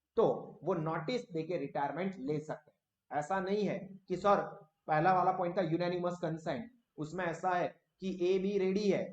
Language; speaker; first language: Hindi; non-native, local second language; Gujarati